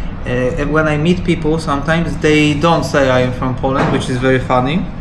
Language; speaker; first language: English; non-native, learner; Polish